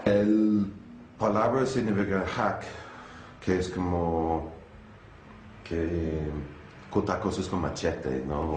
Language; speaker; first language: Spanish; non-native, fluent; English